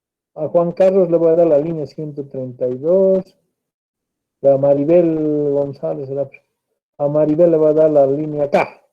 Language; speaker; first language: Spanish; native; Spanish